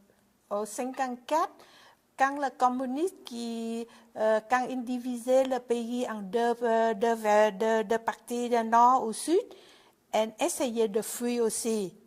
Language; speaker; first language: French; non-native, learner; Vietnamese